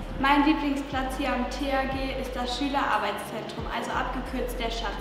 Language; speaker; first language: German; native; German